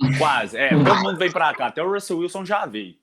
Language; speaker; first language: Portuguese; native; Portuguese